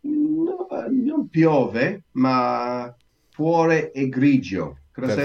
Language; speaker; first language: Italian; non-native, learner; English